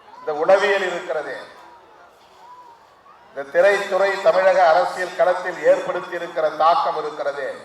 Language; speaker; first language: Tamil; native; Tamil